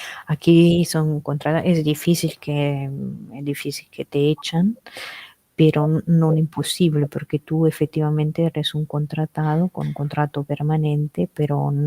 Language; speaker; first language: Spanish; non-native, fluent; Italian